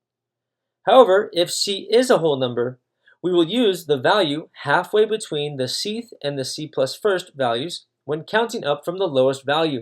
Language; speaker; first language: English; native; English